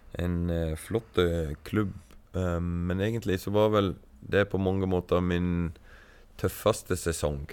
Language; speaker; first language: Norwegian; native; Norwegian